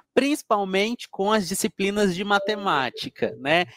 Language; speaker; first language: Portuguese; native; Portuguese